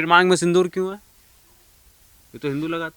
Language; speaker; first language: Hindi; native; Hindi